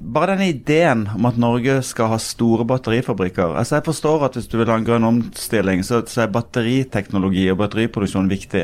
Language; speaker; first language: Norwegian; native; Norwegian